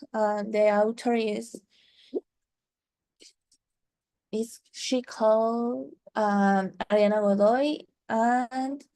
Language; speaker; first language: English; non-native, learner; Spanish